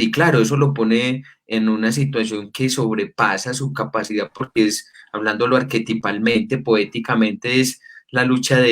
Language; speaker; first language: Spanish; native; Spanish